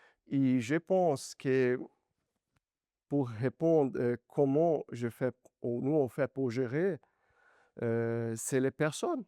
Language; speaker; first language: French; non-native, learner; Portuguese